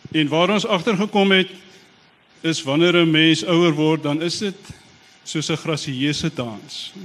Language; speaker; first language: Afrikaans; native; Afrikaans